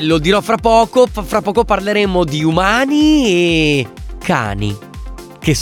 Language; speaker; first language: Italian; native; Italian